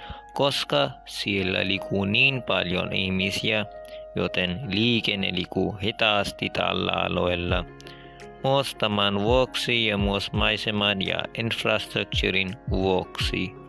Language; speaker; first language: Finnish; non-native, learner; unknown